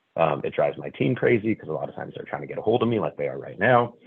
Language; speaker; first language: English; native; English